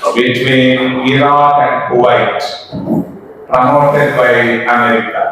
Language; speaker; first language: English; non-native, local second language; Telugu